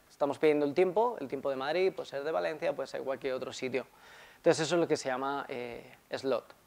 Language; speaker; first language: Spanish; native; Spanish